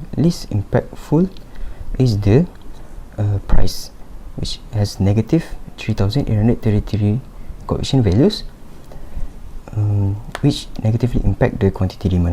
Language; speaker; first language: English; non-native, local second language; Malay